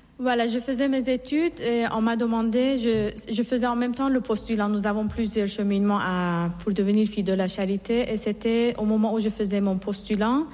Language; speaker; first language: French; non-native, fluent; Persian